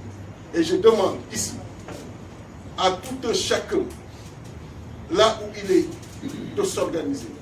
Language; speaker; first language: French; non-native, local second language; Wolof